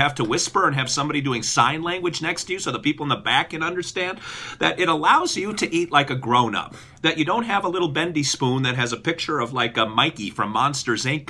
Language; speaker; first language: English; native; English